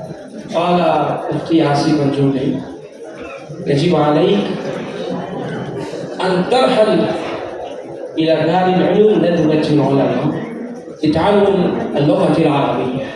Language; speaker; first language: Arabic; non-native, fluent; Urdu